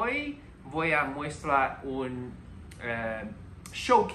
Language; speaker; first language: Spanish; non-native, learner; Chinese